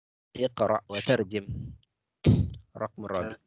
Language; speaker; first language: Arabic; non-native, fluent; Indonesian